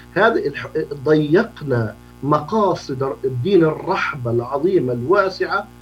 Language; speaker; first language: Arabic; native; Arabic